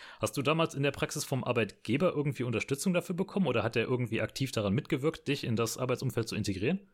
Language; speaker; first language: German; native; German